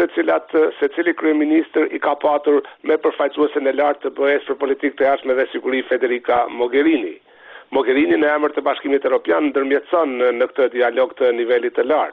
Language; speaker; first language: Albanian; native; Albanian